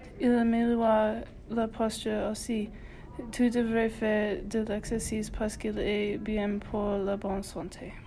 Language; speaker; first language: French; non-native, learner; English